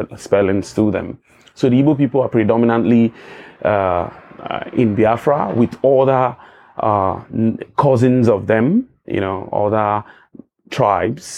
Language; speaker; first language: English; non-native, local second language; Igbo